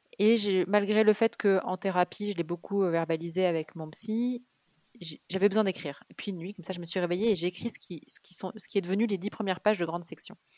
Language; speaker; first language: French; early bilingual, other home language; Arabic